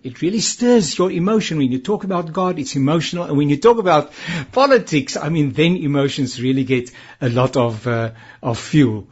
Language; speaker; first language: English; non-native, local second language; Afrikaans